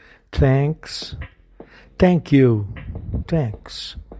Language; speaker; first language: English; non-native, learner; Portuguese